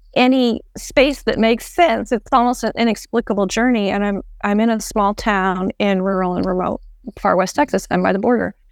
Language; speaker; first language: English; native; English